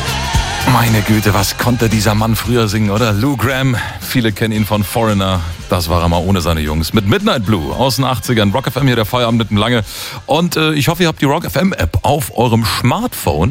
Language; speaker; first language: German; native; German